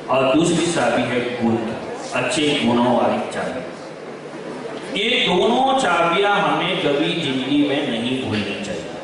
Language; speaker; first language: Hindi; non-native, local second language; Kannada